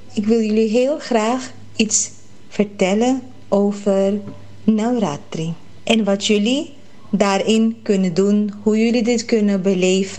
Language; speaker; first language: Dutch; early bilingual, heritage; Caribbean Hindustani